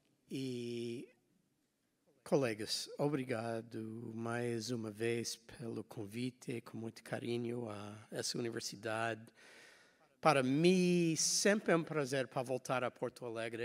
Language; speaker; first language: Portuguese; non-native, fluent; English